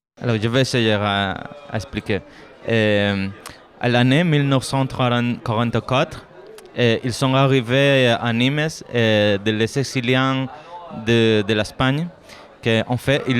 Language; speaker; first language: French; non-native, learner; Spanish